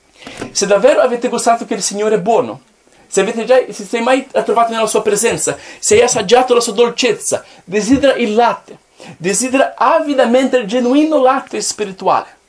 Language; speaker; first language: Italian; non-native, fluent; Portuguese